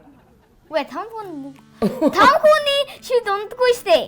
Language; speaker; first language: Mongolian; early bilingual, heritage; Mongolian